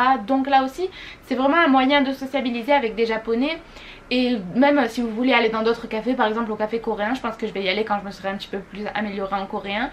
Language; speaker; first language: French; native; French